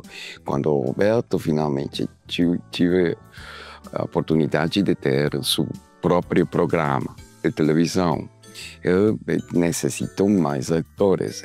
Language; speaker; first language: Portuguese; non-native, learner; Spanish